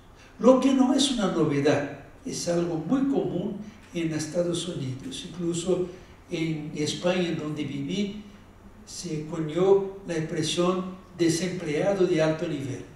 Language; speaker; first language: Spanish; non-native, fluent; Portuguese